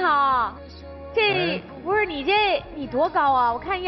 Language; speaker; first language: Chinese; native; Chinese